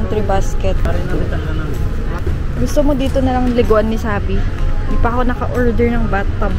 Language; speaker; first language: Filipino; native; Filipino